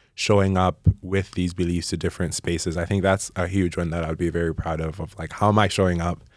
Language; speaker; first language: English; non-native, local second language; Nyanja